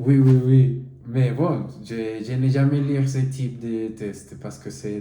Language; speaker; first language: French; non-native, learner; Spanish